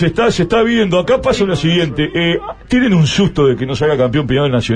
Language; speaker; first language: Spanish; native; Spanish